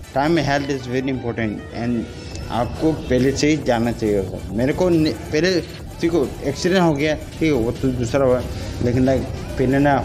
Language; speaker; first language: Hindi; non-native, local second language; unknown